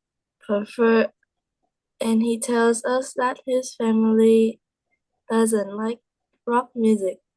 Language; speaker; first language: English; non-native, learner; Vietnamese